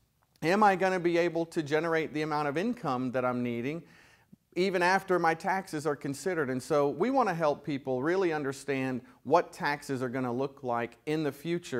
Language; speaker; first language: English; native; English